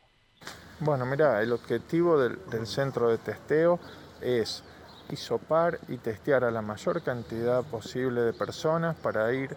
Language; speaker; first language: Spanish; native; Spanish